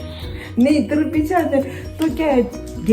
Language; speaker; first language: Hindi; non-native, local second language; Tibetan